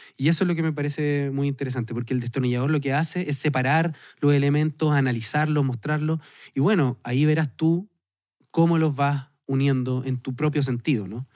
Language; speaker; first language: Spanish; native; Spanish